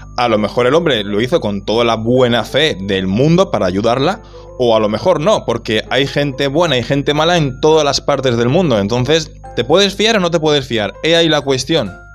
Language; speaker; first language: Spanish; native; Spanish